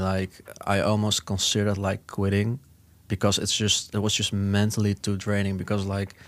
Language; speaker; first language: English; non-native, fluent; Dutch